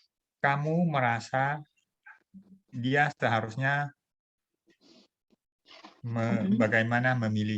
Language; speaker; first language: Indonesian; native; Indonesian